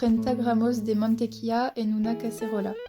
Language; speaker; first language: Spanish; non-native, learner; French